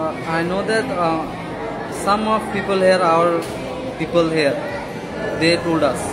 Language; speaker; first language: English; non-native, learner; Rohingya